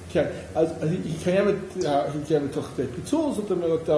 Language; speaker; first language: Hebrew; non-native, fluent; English